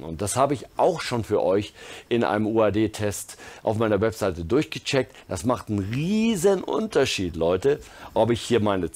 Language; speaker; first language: German; native; German